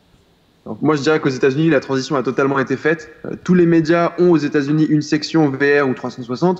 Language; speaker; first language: French; native; French